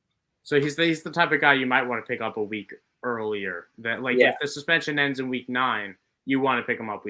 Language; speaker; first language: English; native; English